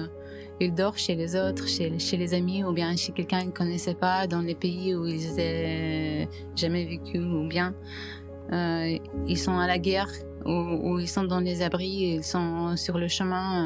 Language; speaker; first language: French; non-native, fluent; Ukrainian